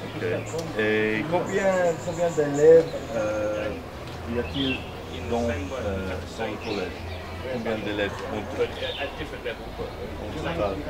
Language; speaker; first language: French; non-native, fluent; English